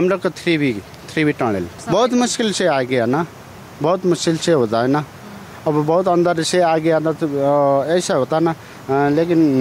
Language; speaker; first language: Hindi; non-native, learner; Nepali